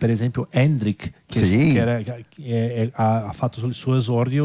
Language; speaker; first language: Italian; non-native, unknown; Portuguese